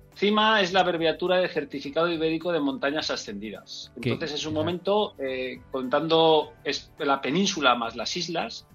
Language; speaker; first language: Spanish; native; Spanish